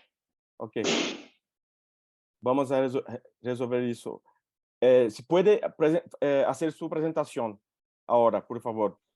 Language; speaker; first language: Spanish; non-native, learner; Portuguese